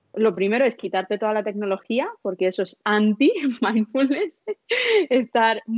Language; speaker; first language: Spanish; early bilingual, other home language; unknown